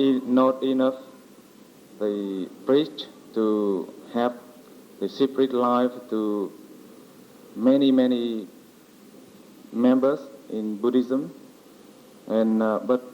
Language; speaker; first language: English; non-native, learner; Vietnamese